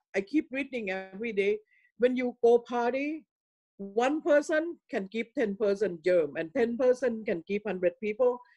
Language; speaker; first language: English; non-native, learner; Thai